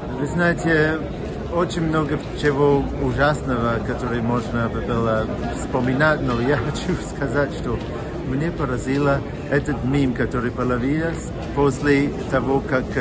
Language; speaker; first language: Russian; non-native, fluent; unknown